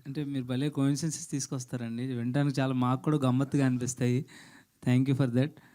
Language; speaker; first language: Telugu; native; Telugu